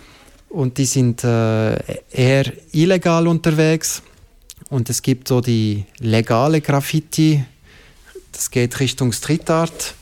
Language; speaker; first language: German; non-native, local second language; French